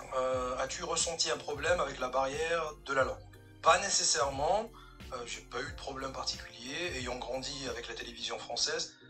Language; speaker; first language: French; non-native, local second language; Kabyle